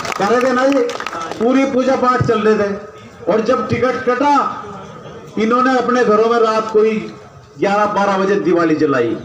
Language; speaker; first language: Hindi; native; Hindi